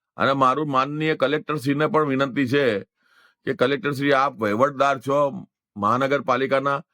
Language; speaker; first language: Gujarati; non-native, local second language; Hindi